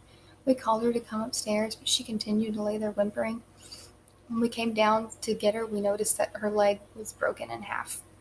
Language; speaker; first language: English; native; English